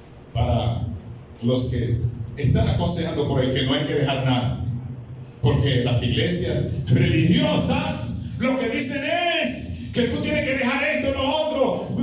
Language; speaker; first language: Spanish; native; Spanish